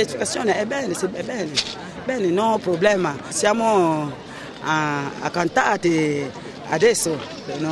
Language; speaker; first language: Italian; non-native, learner; French